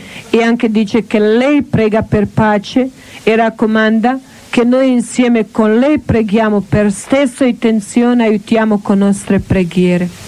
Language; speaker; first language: Italian; non-native, learner; Croatian